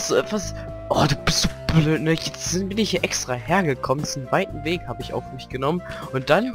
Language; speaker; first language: German; native; German